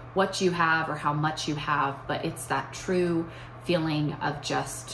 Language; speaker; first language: English; native; English